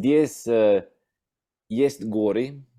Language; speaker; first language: Russian; non-native, learner; English